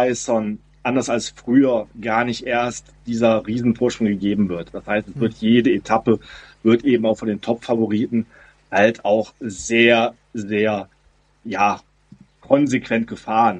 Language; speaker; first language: German; native; German